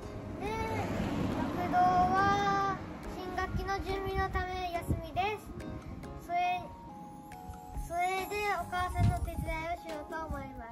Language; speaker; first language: Japanese; early bilingual, other home language; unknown